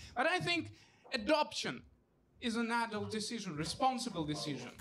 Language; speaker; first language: English; non-native, fluent; Russian